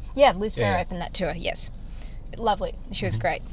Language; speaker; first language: English; native; English